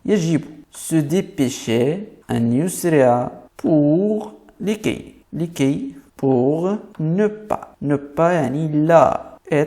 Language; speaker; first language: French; non-native, fluent; Arabic